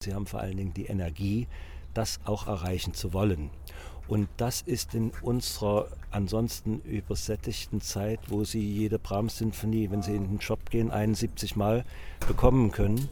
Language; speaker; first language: German; native; German